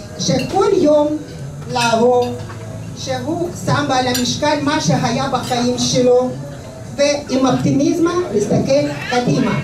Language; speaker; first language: Hebrew; non-native, fluent; Russian